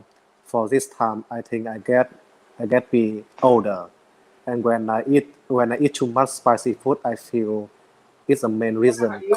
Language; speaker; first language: English; non-native, learner; Vietnamese